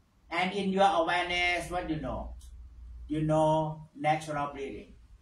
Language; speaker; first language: English; non-native, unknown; Thai